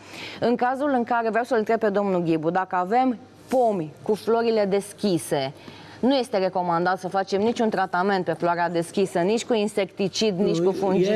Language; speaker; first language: Romanian; native; Romanian